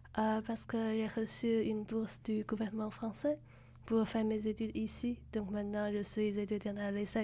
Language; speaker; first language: French; non-native, fluent; Chinese